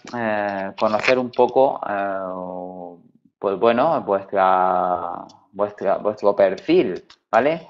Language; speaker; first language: Spanish; native; Spanish